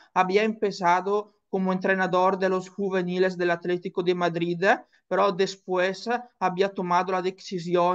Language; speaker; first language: Spanish; non-native, learner; Italian